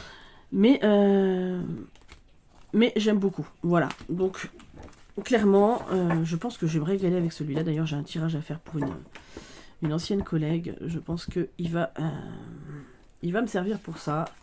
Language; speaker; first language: French; native; French